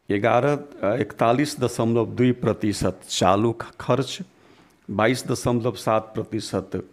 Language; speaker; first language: Nepali; non-native, local second language; Bhojpuri